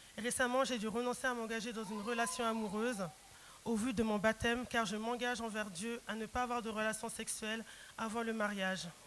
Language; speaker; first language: French; early bilingual, other home language; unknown